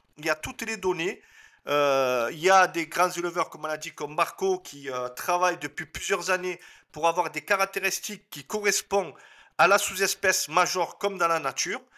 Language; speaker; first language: French; native; French